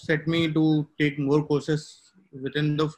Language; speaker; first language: English; non-native, local second language; Telugu